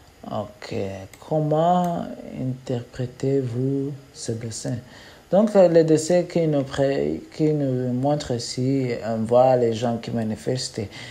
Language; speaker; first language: French; non-native, learner; Kinyarwanda